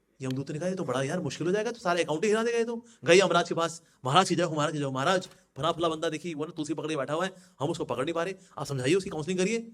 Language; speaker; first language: Hindi; native; Hindi